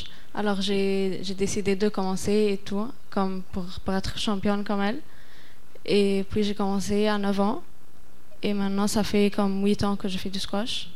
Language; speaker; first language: French; non-native, fluent; Arabic